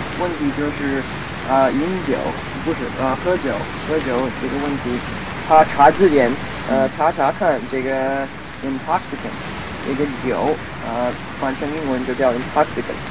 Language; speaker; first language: Chinese; non-native, fluent; English